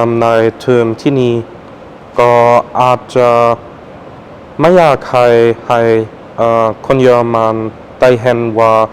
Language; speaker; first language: Thai; non-native, fluent; German